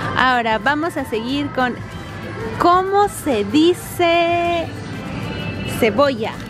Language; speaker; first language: Spanish; native; Spanish